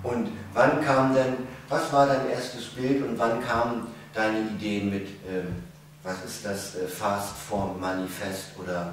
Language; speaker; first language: German; native; German